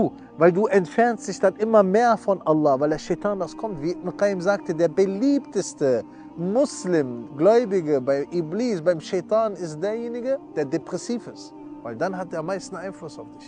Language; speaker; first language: German; early bilingual, other home language; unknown